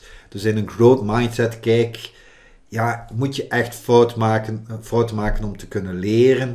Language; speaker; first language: Dutch; native; Dutch